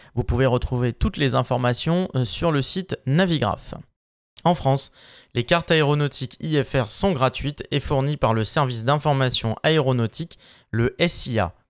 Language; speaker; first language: French; native; French